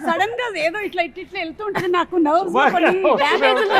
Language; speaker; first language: Telugu; native; Telugu